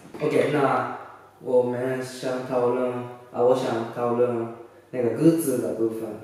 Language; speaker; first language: Chinese; non-native, fluent; Japanese